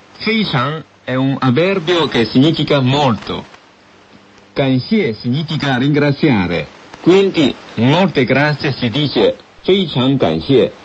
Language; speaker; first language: Italian; non-native, fluent; Chinese